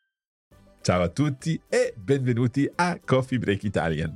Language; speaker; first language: Italian; non-native, fluent; English